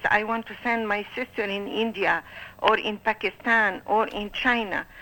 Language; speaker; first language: English; non-native, fluent; Arabic